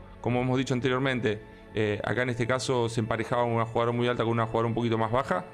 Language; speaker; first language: Spanish; native; Spanish